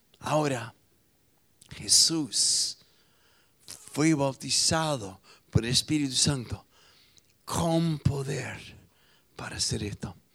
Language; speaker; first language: Spanish; non-native, fluent; English